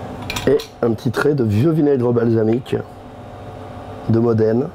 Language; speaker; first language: French; native; French